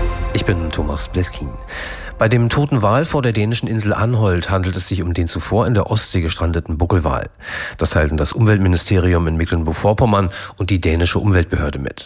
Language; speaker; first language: German; native; German